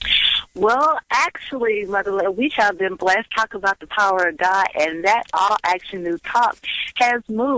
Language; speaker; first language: English; native; English